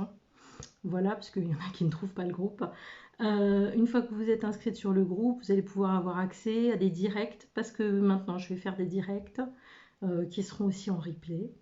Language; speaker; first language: French; native; French